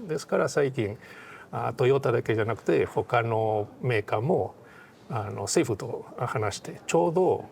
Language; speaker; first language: Japanese; non-native, fluent; Portuguese